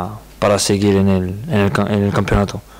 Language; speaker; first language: Spanish; non-native, learner; French